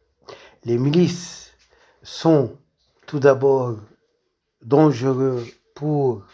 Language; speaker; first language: French; non-native, local second language; Arabic